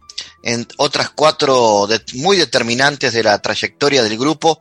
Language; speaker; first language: Spanish; native; Spanish